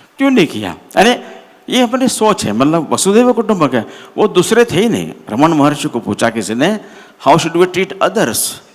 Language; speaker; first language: Hindi; non-native, local second language; Marathi